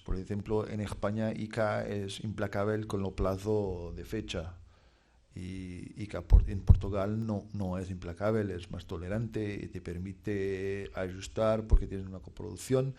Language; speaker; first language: Spanish; non-native, fluent; Portuguese